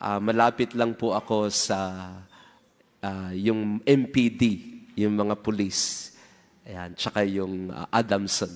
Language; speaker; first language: Filipino; non-native, local second language; Bikol